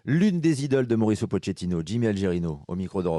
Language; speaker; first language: French; native; French